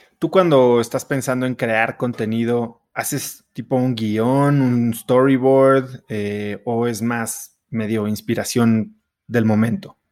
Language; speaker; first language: Spanish; native; Spanish